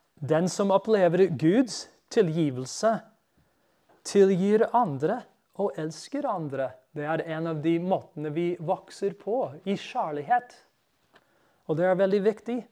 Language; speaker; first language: Norwegian; non-native, fluent; English